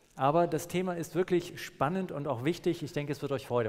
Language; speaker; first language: German; non-native, fluent; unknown